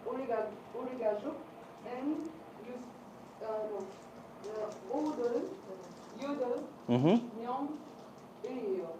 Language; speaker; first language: Korean; non-native, learner; Arabic